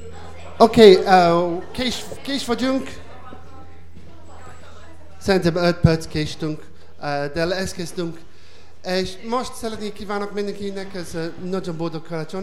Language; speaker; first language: Hungarian; non-native, learner; English